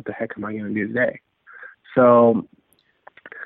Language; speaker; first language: English; native; English